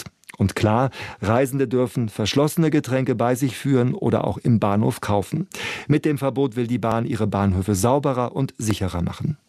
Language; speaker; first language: German; native; German